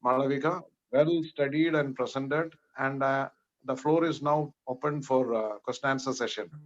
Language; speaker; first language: English; non-native, local second language; Malayalam